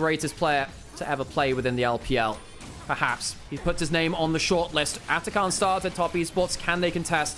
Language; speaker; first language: English; native; English